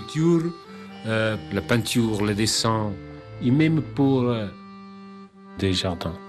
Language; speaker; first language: French; non-native, learner; Kabuverdianu